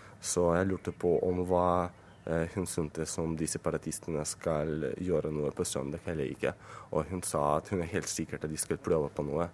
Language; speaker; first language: Norwegian; non-native, fluent; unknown